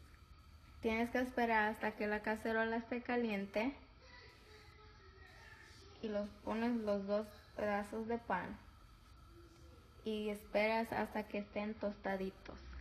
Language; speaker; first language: Spanish; early bilingual, heritage; Spanish